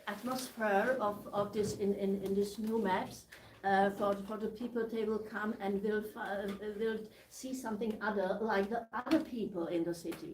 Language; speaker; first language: English; non-native, learner; Czech